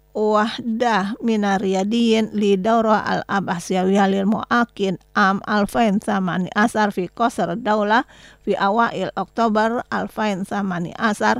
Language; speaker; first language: Arabic; non-native, fluent; Indonesian